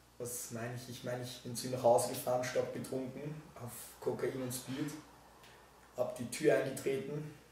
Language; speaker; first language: German; native; German